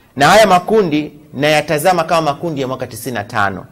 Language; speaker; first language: Swahili; native; Swahili